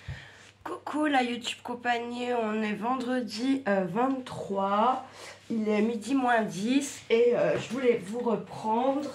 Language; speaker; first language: French; native; French